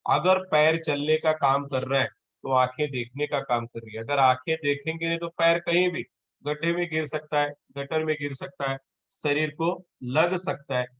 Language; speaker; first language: Hindi; non-native, local second language; Marathi